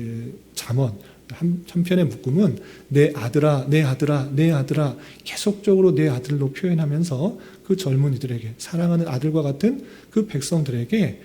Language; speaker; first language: Korean; native; Korean